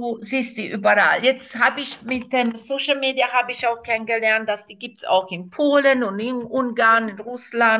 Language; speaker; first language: German; non-native, fluent; Croatian